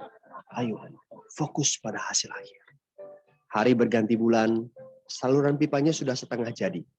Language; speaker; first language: Indonesian; native; Indonesian